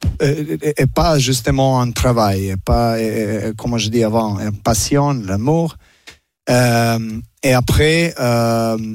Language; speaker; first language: French; non-native, learner; Serbian